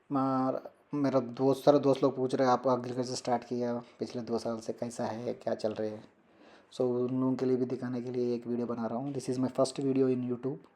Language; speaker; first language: Hindi; non-native, local second language; Telugu